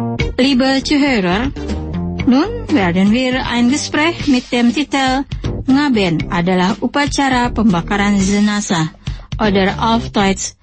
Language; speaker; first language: German; non-native, fluent; Indonesian